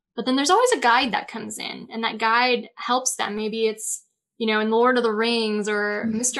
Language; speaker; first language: English; native; English